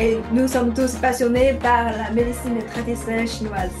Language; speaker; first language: French; non-native, fluent; Chinese